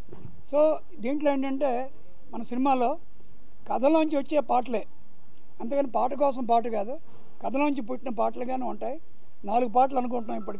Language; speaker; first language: Telugu; native; Telugu